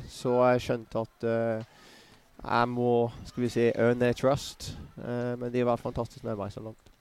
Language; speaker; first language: Norwegian; non-native, fluent; English